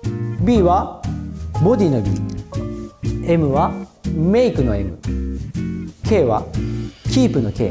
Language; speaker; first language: Japanese; native; Japanese